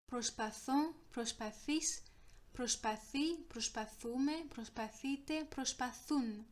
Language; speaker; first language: Greek; non-native, fluent; French